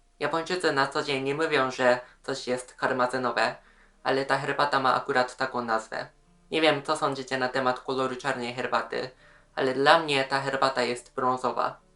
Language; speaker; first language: Polish; non-native, fluent; Japanese